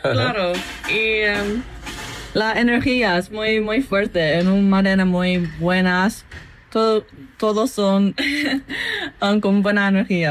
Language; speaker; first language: Spanish; non-native, learner; English